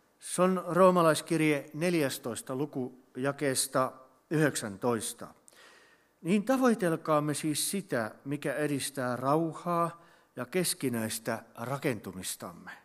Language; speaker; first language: Finnish; native; Finnish